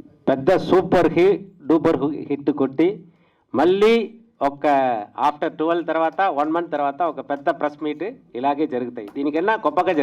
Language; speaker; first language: Telugu; native; Telugu